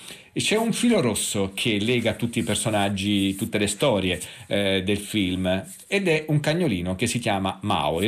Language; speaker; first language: Italian; native; Italian